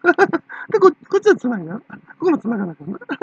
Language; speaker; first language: Japanese; native; Japanese